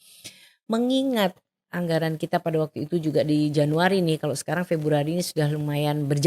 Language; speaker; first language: Indonesian; native; Indonesian